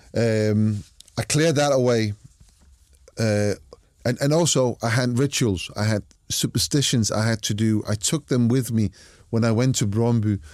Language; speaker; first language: English; non-native, fluent; Danish